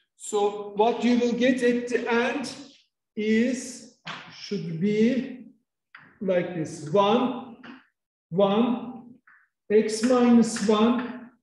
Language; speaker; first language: English; non-native, fluent; Turkish